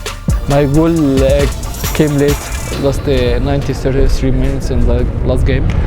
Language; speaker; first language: English; non-native, learner; Arabic